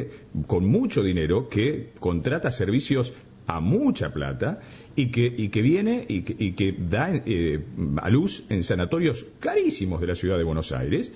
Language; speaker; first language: Spanish; native; Spanish